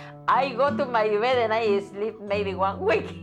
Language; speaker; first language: English; non-native, learner; Spanish